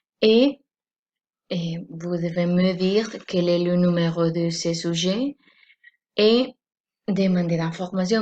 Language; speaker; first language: French; non-native, learner; Spanish